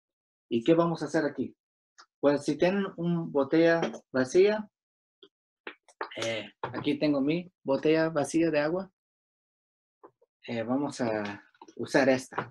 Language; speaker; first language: Spanish; early bilingual, heritage; Spanish